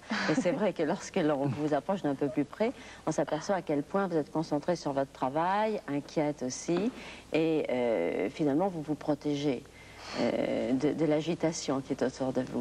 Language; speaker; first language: French; native; French